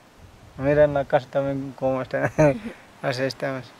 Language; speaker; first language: Spanish; non-native, local second language; Quechua